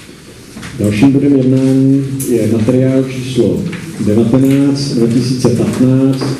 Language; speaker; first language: Czech; native; Czech